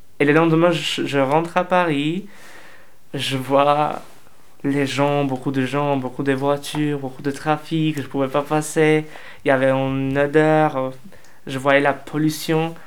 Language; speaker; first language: French; non-native, fluent; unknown